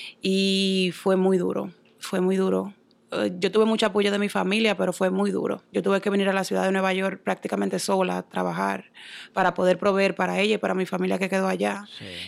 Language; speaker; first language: Spanish; native; Spanish